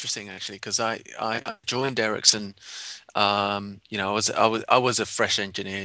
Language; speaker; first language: English; native; English